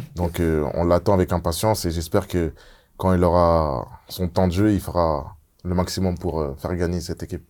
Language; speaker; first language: French; early bilingual, other home language; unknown